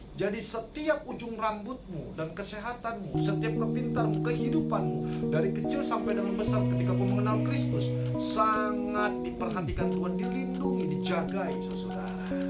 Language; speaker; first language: Indonesian; native; Indonesian